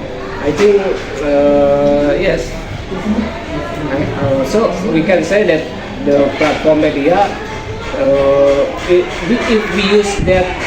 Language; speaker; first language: English; non-native, learner; Indonesian